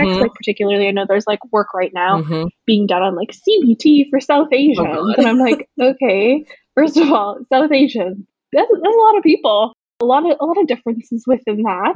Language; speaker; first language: English; native; English